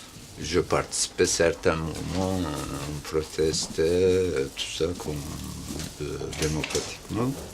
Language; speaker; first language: French; non-native, learner; Turkish